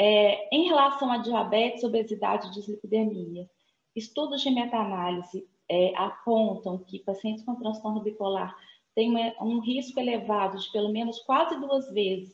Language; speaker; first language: Portuguese; native; Portuguese